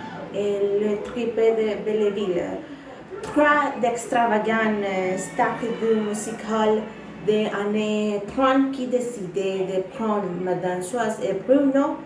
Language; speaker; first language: French; non-native, learner; Spanish